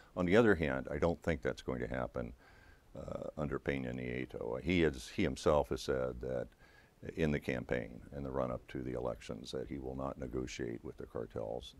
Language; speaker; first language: English; native; English